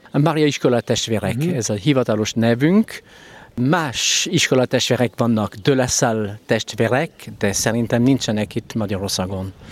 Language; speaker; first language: Hungarian; non-native, learner; French